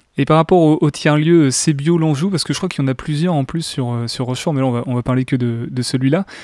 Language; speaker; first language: French; native; French